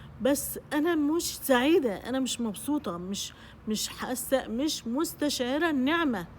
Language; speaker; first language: Arabic; native; Arabic